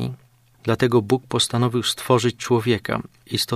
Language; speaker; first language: Polish; native; Polish